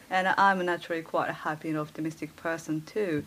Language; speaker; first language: English; early bilingual, other home language; Japanese